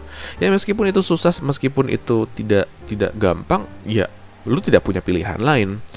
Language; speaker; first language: Indonesian; native; Indonesian